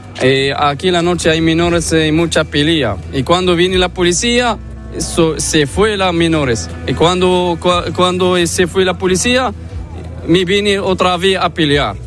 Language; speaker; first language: Spanish; non-native, learner; Arabic